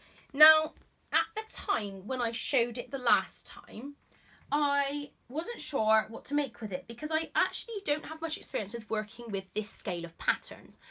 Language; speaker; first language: English; native; English